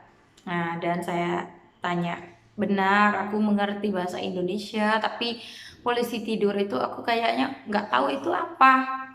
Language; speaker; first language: Indonesian; non-native, fluent; Khmer